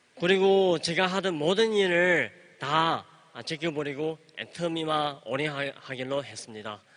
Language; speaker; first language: Korean; native; Korean